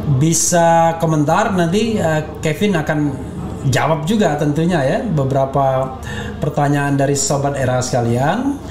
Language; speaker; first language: Indonesian; native; Indonesian